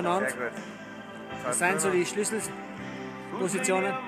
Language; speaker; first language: German; native; German